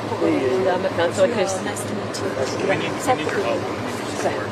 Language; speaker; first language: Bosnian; early bilingual, heritage; Bosnian